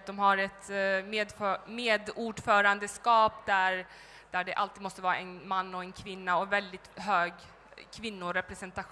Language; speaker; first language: Swedish; early bilingual, other home language; Turkish